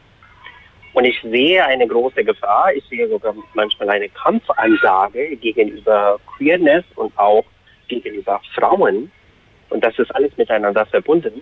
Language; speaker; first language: German; non-native, fluent; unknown